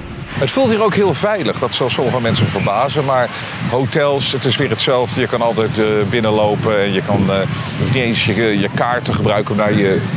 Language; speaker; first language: Dutch; native; Dutch